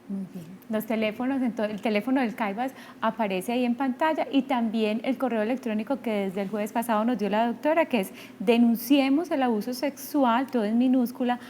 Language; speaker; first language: Spanish; native; Spanish